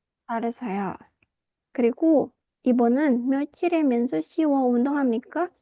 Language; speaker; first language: Korean; non-native, fluent; Indonesian